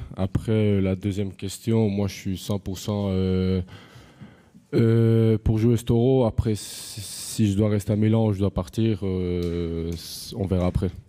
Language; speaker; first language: French; non-native, fluent; Spanish